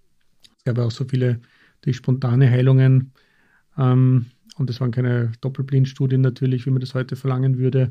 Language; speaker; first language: German; native; German